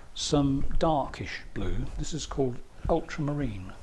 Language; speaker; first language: English; native; English